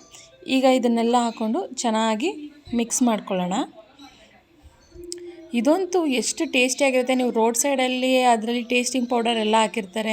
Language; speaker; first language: Kannada; native; Kannada